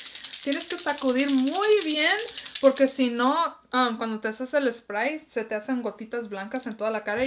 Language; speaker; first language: Spanish; early bilingual, heritage; Spanish